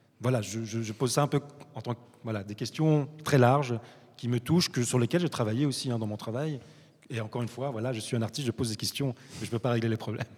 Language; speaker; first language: French; early bilingual, other home language; Arabic